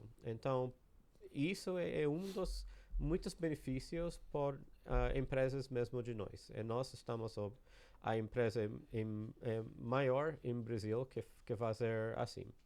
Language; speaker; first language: Portuguese; non-native, learner; English